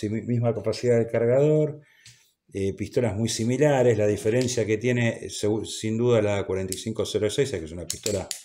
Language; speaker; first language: Spanish; native; Spanish